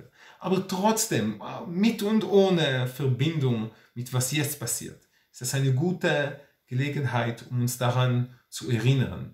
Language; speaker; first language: German; non-native, fluent; Hebrew